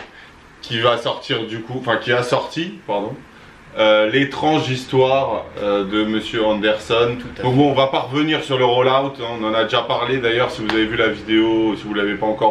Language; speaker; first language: French; native; French